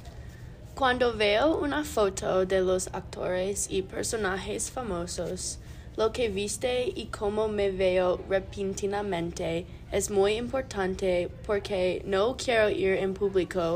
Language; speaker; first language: Spanish; non-native, learner; English